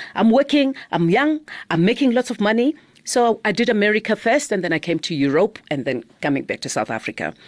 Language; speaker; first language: English; non-native, local second language; Zulu